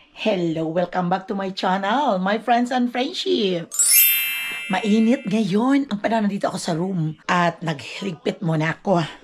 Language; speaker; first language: Filipino; non-native, local second language; Cebuano